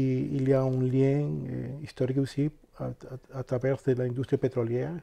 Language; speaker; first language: French; non-native, fluent; Spanish